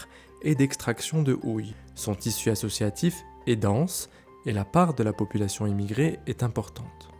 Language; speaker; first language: French; native; French